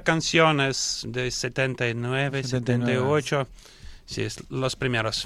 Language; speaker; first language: Spanish; non-native, learner; Russian